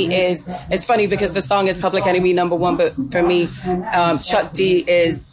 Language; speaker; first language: English; native; English